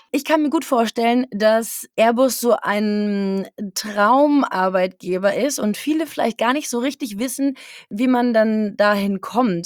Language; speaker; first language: German; native; German